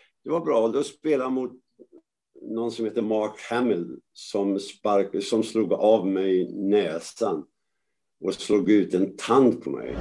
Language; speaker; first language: Swedish; native; Swedish